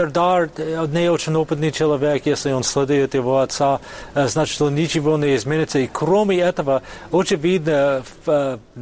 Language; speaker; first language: Russian; non-native, fluent; English